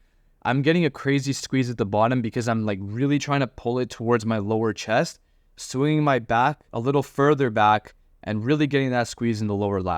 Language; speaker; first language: English; native; English